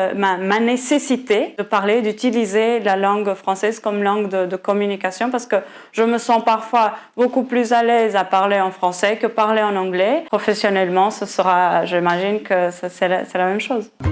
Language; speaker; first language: French; non-native, fluent; Portuguese